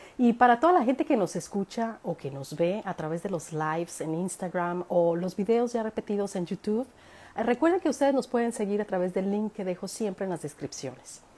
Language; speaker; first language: Spanish; native; Spanish